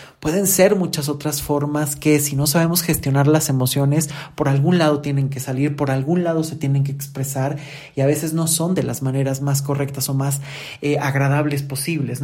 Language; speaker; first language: Spanish; native; Spanish